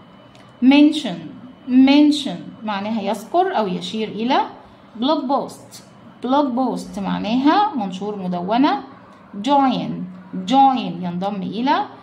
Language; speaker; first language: Arabic; native; Arabic